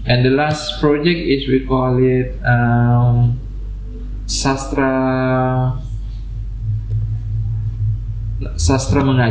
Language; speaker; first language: English; non-native, fluent; Indonesian